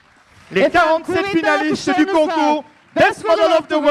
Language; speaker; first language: French; native; French